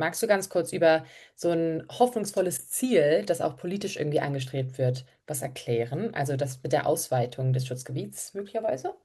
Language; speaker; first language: German; native; German